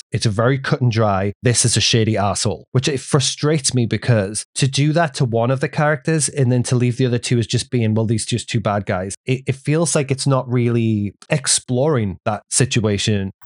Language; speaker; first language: English; native; English